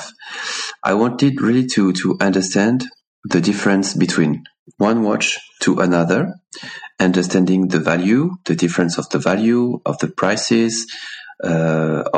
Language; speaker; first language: English; non-native, fluent; French